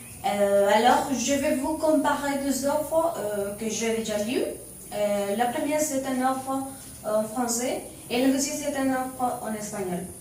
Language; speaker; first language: French; non-native, learner; Spanish